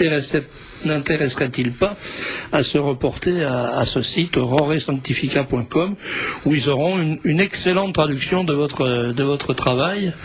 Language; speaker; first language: French; native; French